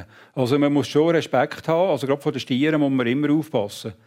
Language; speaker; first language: German; native; German